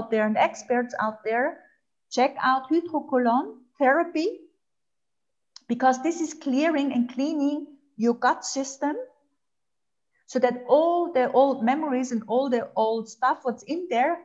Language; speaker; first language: English; non-native, fluent; German